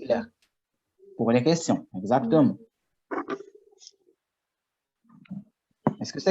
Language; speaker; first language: French; non-native, fluent; Arabic